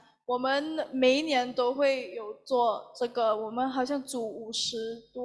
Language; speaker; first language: Chinese; early bilingual, heritage; Chinese